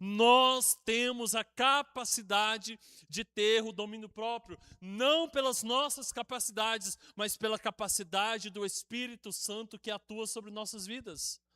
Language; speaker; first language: Portuguese; native; Portuguese